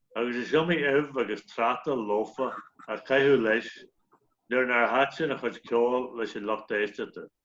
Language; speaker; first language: Irish; native; Irish